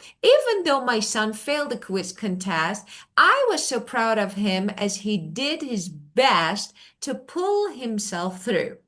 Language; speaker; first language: English; non-native, fluent; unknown